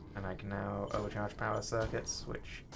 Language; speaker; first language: English; native; English